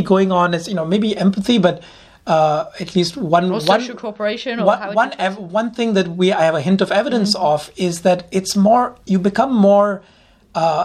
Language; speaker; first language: English; non-native, local second language; Hindi